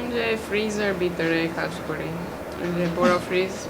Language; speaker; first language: Bangla; non-native, learner; English